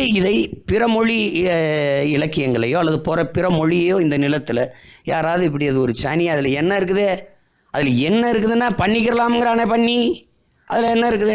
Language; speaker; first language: Tamil; native; Tamil